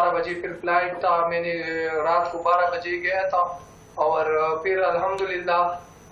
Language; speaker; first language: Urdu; non-native, local second language; Pashto